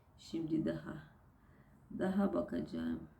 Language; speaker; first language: Turkish; non-native, learner; Russian